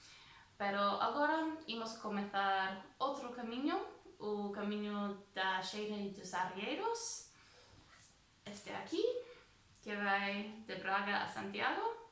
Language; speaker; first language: Portuguese; non-native, fluent; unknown